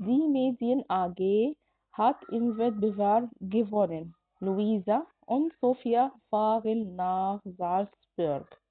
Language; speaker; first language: German; non-native, fluent; Arabic